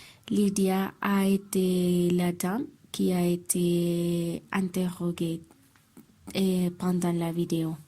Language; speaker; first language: French; non-native, learner; Spanish